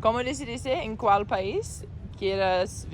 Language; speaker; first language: Spanish; non-native, learner; English